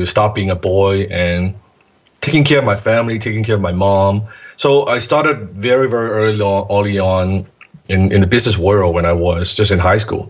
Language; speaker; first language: English; non-native, local second language; Cantonese